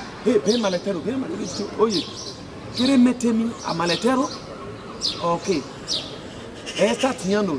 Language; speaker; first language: Spanish; non-native, learner; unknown